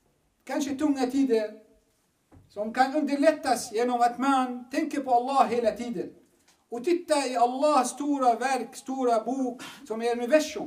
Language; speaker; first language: Swedish; non-native, fluent; Arabic